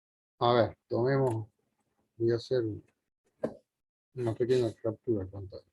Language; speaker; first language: Spanish; native; Spanish